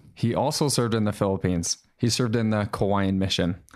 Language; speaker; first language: English; native; English